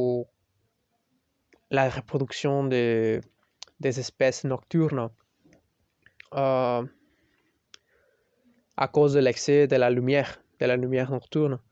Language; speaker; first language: French; non-native, learner; Spanish